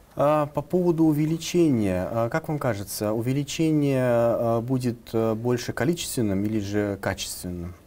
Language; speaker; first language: Russian; non-native, local second language; Tatar